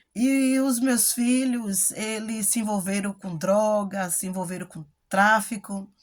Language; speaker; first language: Portuguese; native; Portuguese